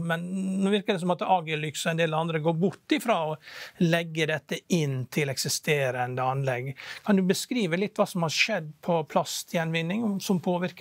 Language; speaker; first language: Norwegian; native; Norwegian